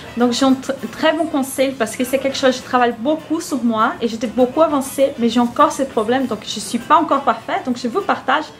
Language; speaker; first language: French; non-native, fluent; Portuguese